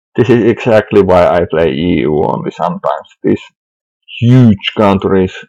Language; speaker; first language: English; non-native, fluent; Finnish